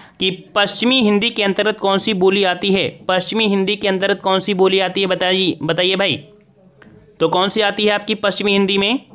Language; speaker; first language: Hindi; native; Hindi